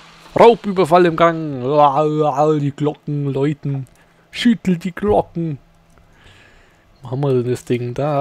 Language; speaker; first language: German; native; German